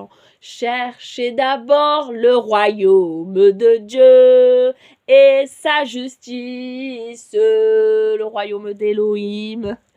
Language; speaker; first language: French; native; French